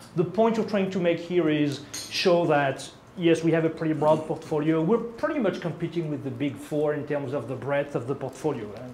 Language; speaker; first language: English; non-native, fluent; French